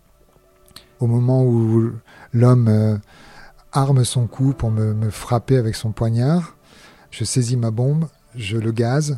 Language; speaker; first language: French; native; French